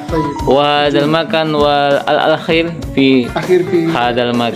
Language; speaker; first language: Arabic; non-native, learner; Indonesian